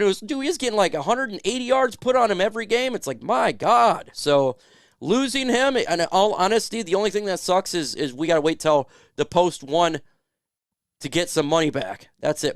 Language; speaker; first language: English; native; English